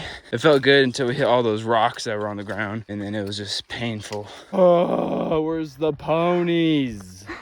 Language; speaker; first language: English; native; English